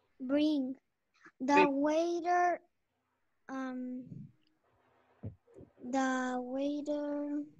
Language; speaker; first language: English; non-native, learner; Spanish